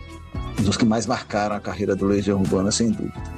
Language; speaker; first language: Portuguese; native; Portuguese